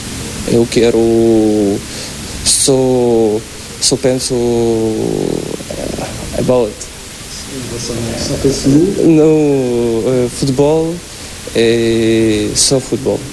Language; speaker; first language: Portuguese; non-native, learner; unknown